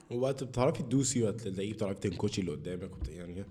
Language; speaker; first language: Arabic; early bilingual, heritage; Arabic